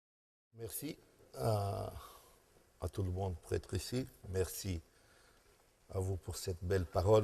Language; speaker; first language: French; non-native, fluent; Portuguese